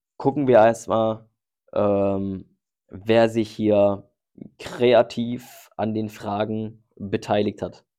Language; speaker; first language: German; early bilingual, other home language; Turkish